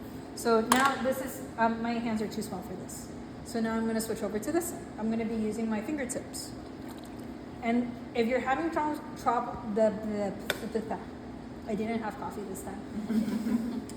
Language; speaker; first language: English; native; English